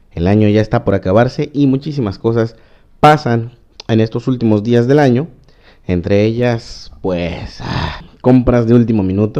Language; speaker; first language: Spanish; native; Spanish